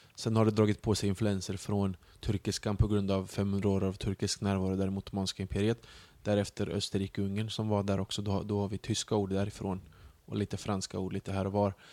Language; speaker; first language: Swedish; early bilingual, other home language; Bosnian